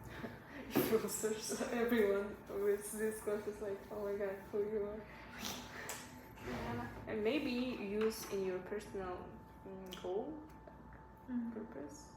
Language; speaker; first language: English; non-native, learner; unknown